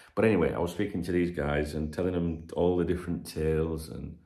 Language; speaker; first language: English; native; English